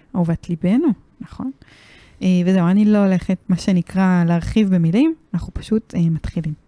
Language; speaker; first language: Hebrew; early bilingual, other home language; Arabic